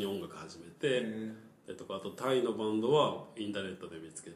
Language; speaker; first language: Japanese; native; Japanese